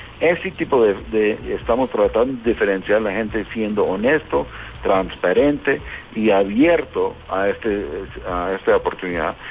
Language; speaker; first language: Spanish; non-native, fluent; English